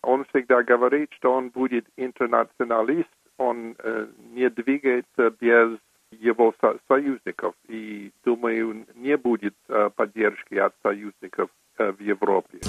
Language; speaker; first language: Russian; non-native, fluent; English